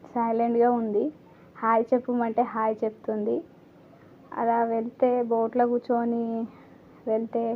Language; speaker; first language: Telugu; non-native, local second language; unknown